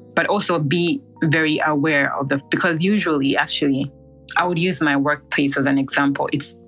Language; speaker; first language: English; non-native, local second language; Ganda